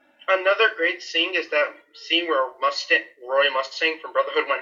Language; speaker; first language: English; native; English